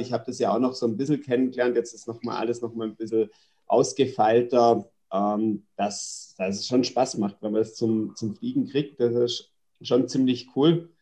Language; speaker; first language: German; native; German